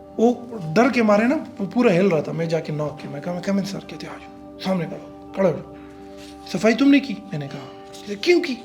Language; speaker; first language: Urdu; non-native, local second language; Pashto